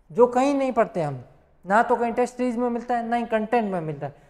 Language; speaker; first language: Hindi; native; Hindi